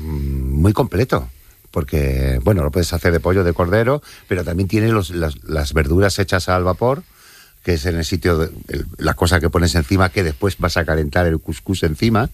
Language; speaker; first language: Spanish; native; Spanish